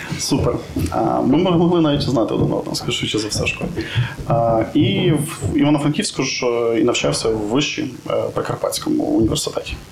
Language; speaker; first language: Ukrainian; native; Ukrainian